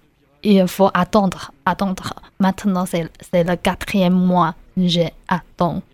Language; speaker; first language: French; non-native, learner; Chinese